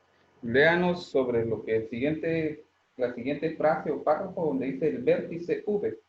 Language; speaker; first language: Spanish; native; Spanish